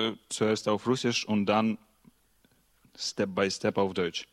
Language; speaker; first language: German; non-native, learner; Russian